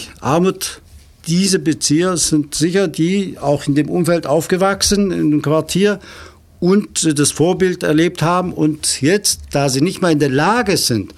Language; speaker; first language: German; native; German